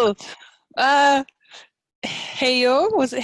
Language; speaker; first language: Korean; non-native, learner; English